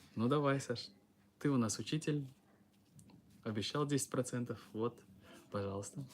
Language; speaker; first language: Russian; native; Russian